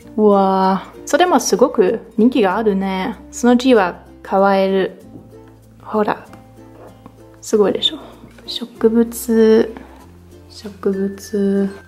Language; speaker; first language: Japanese; non-native, learner; German